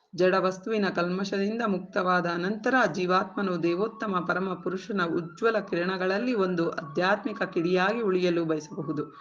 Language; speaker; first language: Kannada; native; Kannada